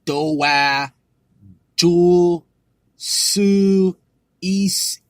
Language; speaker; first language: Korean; non-native, learner; English